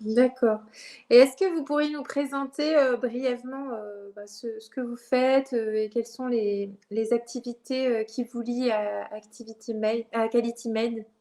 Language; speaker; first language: French; native; French